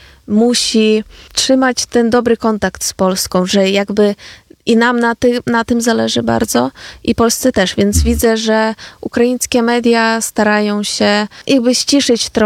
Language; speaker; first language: Polish; non-native, fluent; Ukrainian